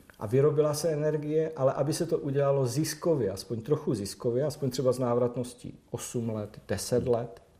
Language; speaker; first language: Czech; native; Czech